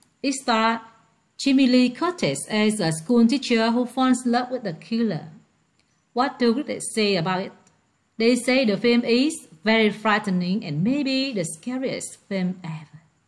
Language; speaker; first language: English; non-native, fluent; Vietnamese